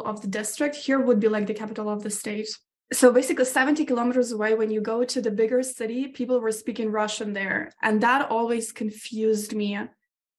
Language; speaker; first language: English; non-native, fluent; Ukrainian